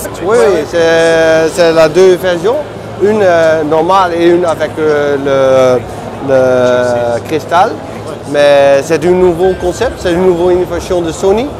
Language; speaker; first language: French; non-native, learner; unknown